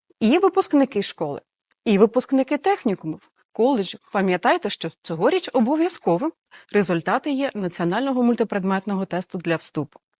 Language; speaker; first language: Ukrainian; native; Ukrainian